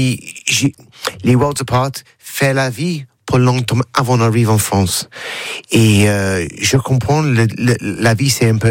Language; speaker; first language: French; non-native, learner; English